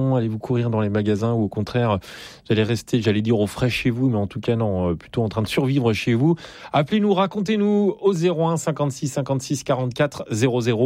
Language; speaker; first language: French; native; French